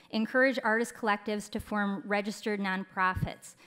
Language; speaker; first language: English; native; English